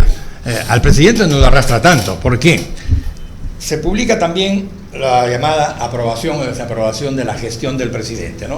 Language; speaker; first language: Spanish; native; Spanish